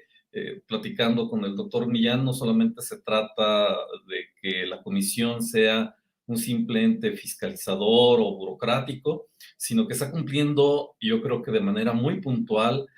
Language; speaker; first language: Spanish; native; Spanish